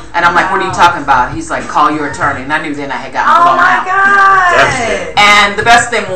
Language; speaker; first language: English; native; English